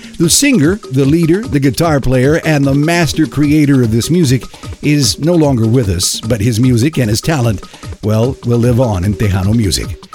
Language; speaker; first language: English; early bilingual, other home language; Spanish